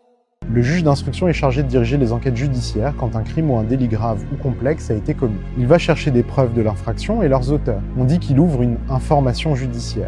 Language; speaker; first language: French; native; French